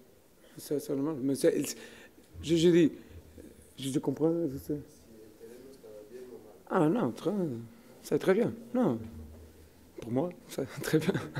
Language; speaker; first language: French; non-native, learner; Portuguese